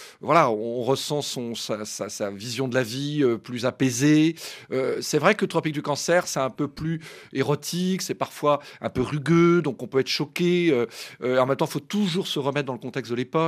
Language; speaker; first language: French; native; French